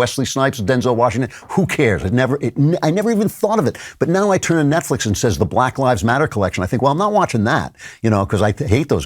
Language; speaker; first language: English; native; English